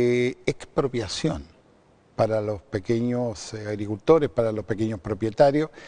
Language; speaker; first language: Spanish; native; Spanish